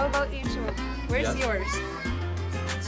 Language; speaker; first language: English; non-native, local second language; Filipino